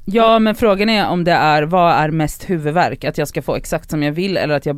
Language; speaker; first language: Swedish; native; Swedish